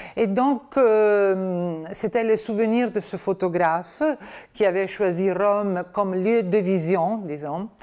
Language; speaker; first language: French; non-native, fluent; Italian